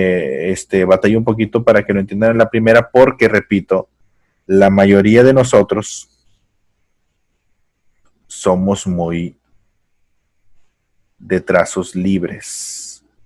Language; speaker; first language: Spanish; native; Spanish